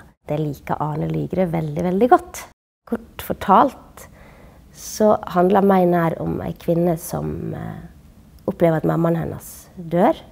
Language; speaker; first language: Norwegian; native; Norwegian